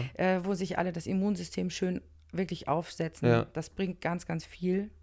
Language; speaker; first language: German; native; German